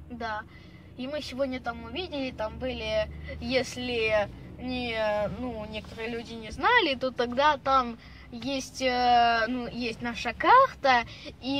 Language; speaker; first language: Russian; early bilingual, heritage; Russian